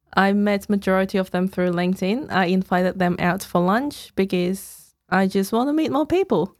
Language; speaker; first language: English; non-native, fluent; Cantonese